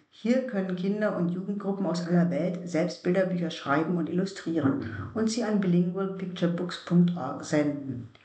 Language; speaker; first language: German; native; German